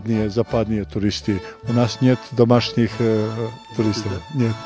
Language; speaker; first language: Russian; non-native, learner; Serbian